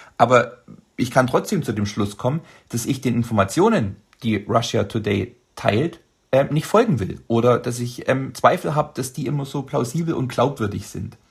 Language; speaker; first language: German; native; German